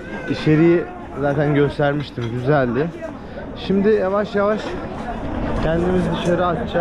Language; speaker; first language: Turkish; native; Turkish